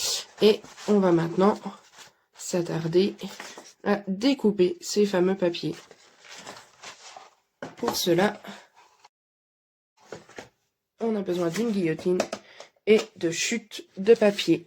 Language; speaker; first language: French; native; French